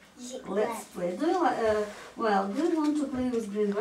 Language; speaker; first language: English; non-native, fluent; Russian